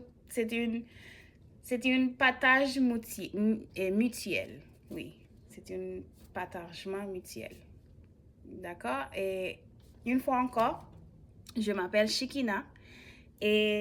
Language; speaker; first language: French; non-native, learner; English